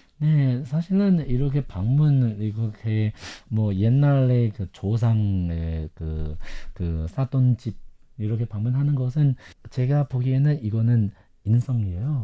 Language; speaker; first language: Korean; non-native, fluent; Chinese